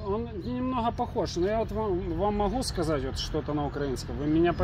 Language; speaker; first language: Russian; native; Russian